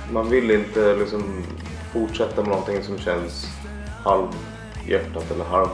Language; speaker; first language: Swedish; native; Swedish